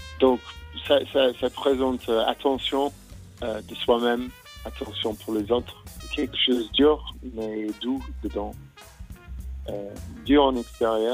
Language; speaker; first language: French; non-native, fluent; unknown